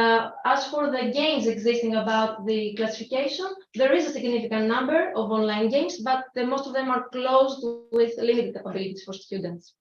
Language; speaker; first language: English; non-native, learner; Slovak